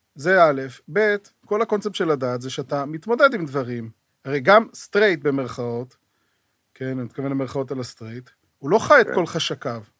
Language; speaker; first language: Hebrew; native; Hebrew